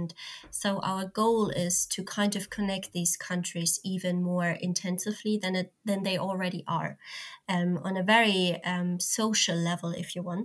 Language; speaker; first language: English; non-native, fluent; German